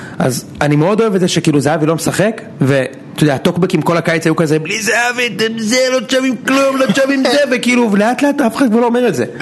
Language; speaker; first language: Hebrew; native; Hebrew